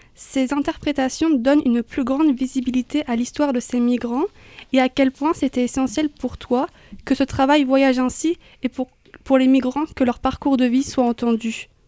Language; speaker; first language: French; native; French